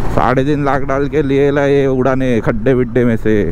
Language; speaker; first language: Hindi; non-native, local second language; Marathi